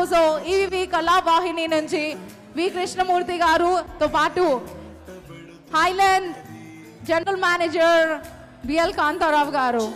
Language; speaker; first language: Telugu; native; Telugu